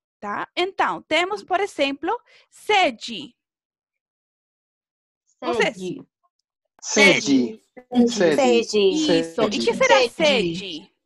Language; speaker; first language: Portuguese; non-native, fluent; Spanish